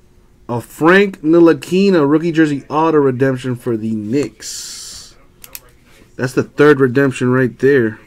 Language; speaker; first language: English; native; English